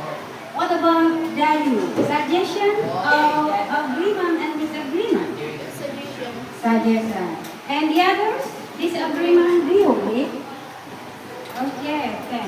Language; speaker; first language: English; non-native, learner; Indonesian